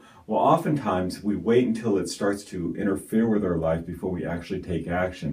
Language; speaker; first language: English; native; English